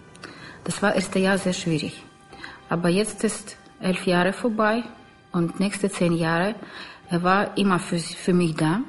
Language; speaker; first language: German; non-native, learner; Russian